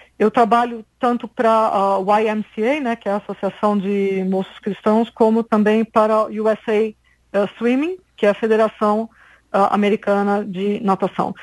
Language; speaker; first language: Portuguese; native; Portuguese